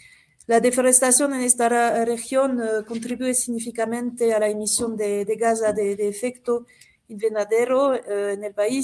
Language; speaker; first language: Spanish; non-native, fluent; French